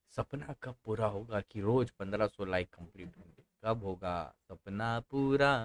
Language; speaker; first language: Hindi; non-native, local second language; Marathi